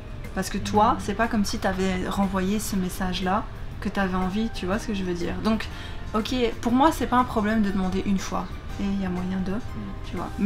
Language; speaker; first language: French; native; French